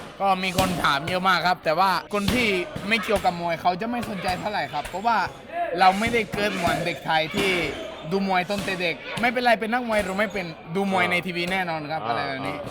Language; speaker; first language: Thai; non-native, fluent; Spanish